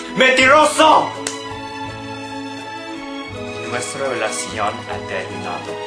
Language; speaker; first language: Spanish; non-native, learner; English